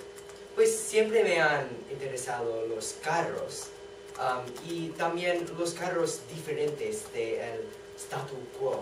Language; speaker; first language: Spanish; non-native, learner; English